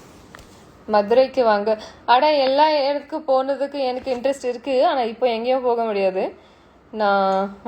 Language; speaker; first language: Tamil; non-native, fluent; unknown